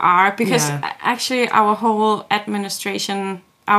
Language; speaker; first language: English; non-native, fluent; Kalaallisut